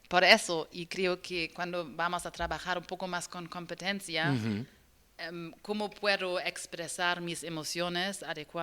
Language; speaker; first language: Spanish; non-native, learner; German